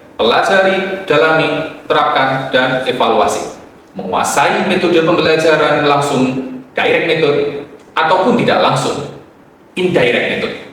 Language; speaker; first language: Indonesian; native; Indonesian